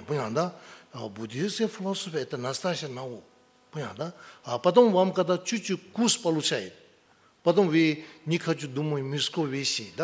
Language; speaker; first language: Russian; non-native, learner; Tibetan